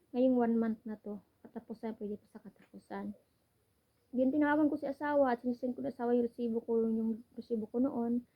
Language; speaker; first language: Filipino; non-native, local second language; Cebuano